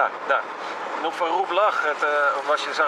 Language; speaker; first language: Russian; non-native, fluent; Dutch